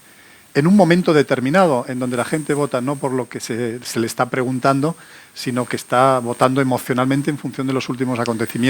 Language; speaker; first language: Spanish; native; Spanish